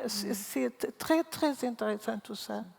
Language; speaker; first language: French; non-native, learner; Portuguese